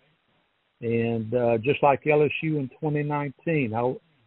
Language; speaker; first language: English; native; English